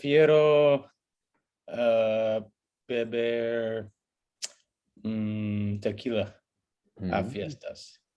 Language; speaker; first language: Spanish; non-native, learner; English